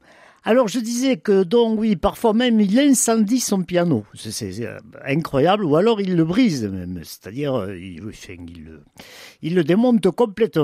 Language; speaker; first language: French; native; French